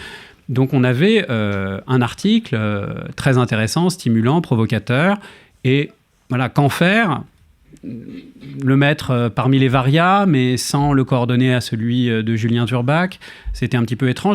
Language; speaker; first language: French; native; French